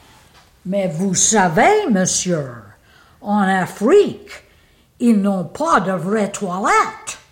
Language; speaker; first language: French; non-native, fluent; English